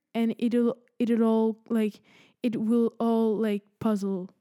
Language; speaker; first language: English; early bilingual, other home language; Spanish